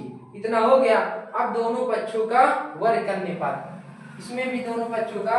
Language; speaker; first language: Hindi; native; Hindi